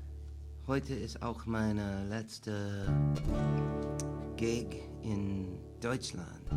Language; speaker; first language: German; non-native, learner; English